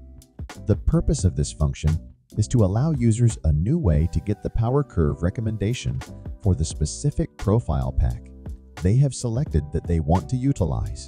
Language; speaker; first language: English; native; English